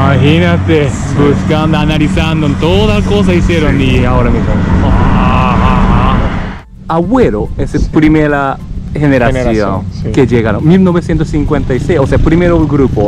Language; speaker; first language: Spanish; non-native, learner; Japanese